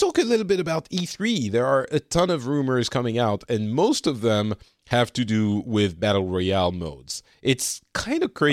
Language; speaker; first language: English; non-native, fluent; French